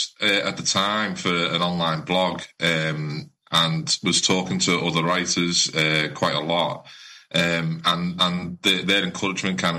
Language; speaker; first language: English; native; English